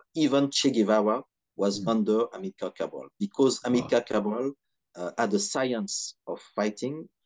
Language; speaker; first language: English; non-native, fluent; French